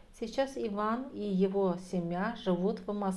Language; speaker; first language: Russian; non-native, fluent; Azerbaijani